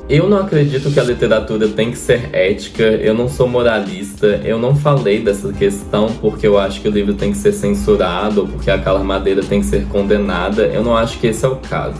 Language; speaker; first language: Portuguese; native; Portuguese